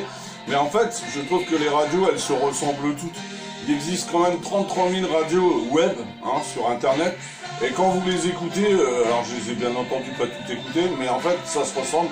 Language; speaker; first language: French; native; French